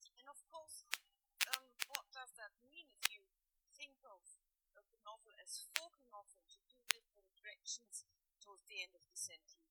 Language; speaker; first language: English; non-native, fluent; German